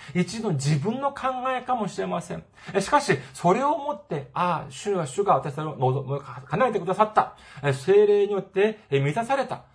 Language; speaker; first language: Japanese; non-native, fluent; Korean